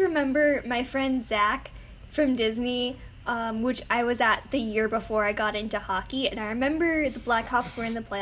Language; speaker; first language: English; native; English